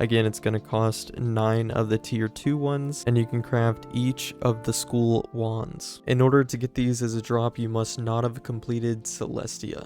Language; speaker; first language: English; native; English